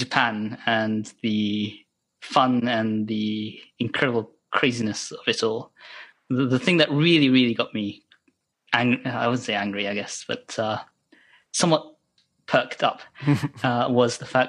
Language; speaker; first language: English; non-native, local second language; Japanese